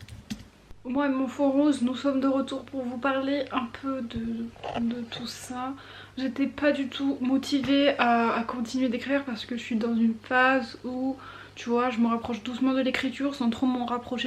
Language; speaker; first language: French; native; French